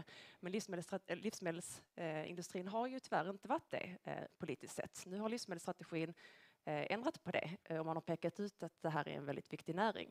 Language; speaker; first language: Swedish; native; Swedish